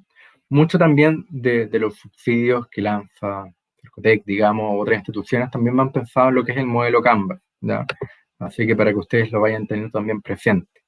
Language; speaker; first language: Spanish; native; Spanish